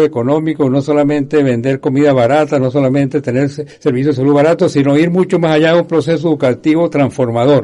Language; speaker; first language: Spanish; native; Spanish